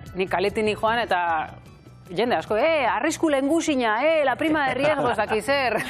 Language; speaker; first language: Basque; non-native, local second language; Spanish